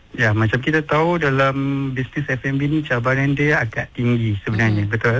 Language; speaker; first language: Malay; native; Malay